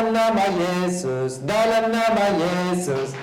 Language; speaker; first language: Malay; non-native, learner; Urdu